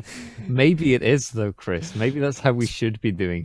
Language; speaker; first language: English; native; English